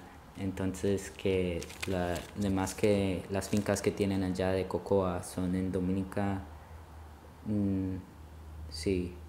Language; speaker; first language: Spanish; early bilingual, heritage; Spanish